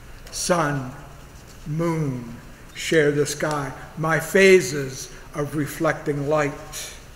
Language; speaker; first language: English; native; English